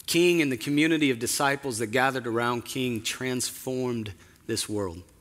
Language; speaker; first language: English; native; English